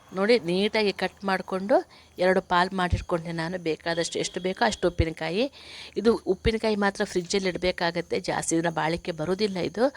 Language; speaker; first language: Kannada; non-native, local second language; Tulu